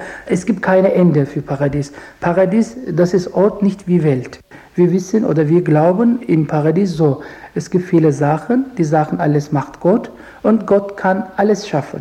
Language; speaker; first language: German; non-native, learner; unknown